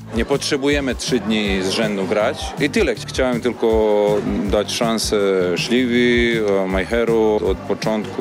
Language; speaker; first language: Polish; non-native, learner; Serbian